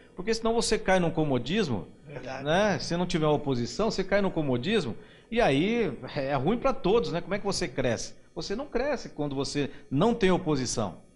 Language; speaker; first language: Portuguese; native; Portuguese